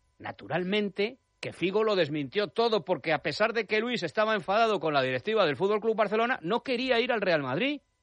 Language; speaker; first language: Spanish; native; Spanish